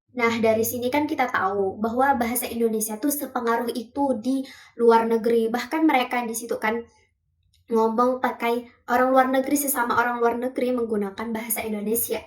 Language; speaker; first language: Indonesian; native; Indonesian